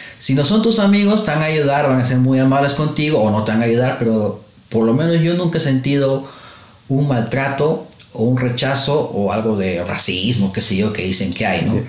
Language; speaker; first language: Spanish; native; Spanish